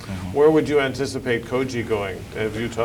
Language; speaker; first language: English; native; English